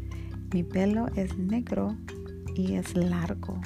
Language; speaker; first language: Spanish; early bilingual, heritage; Spanish